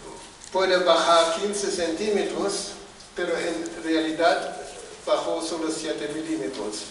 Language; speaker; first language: Spanish; non-native, fluent; German